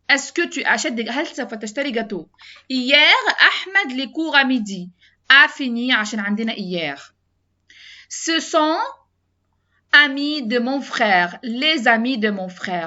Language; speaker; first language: French; non-native, learner; Arabic